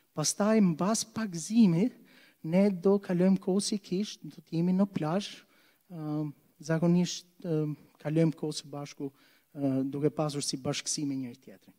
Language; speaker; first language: Albanian; non-native, fluent; English